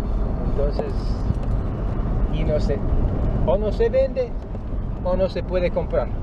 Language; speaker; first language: Spanish; non-native, learner; English